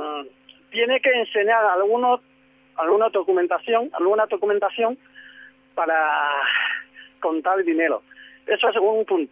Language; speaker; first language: Spanish; non-native, learner; Chinese